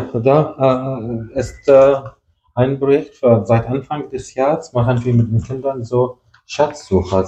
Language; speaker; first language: German; non-native, fluent; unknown